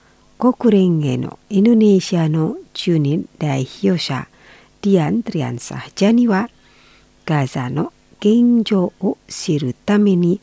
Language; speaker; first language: Japanese; non-native, fluent; Indonesian